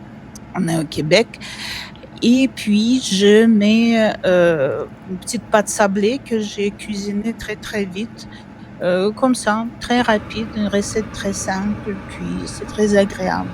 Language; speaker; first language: French; non-native, fluent; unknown